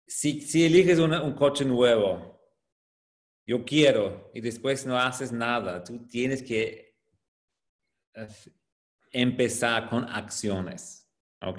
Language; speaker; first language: Spanish; non-native, fluent; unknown